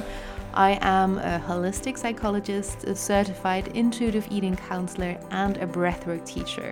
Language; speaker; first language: English; non-native, fluent; French